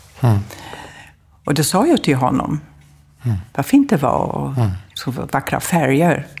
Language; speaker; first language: Swedish; non-native, fluent; German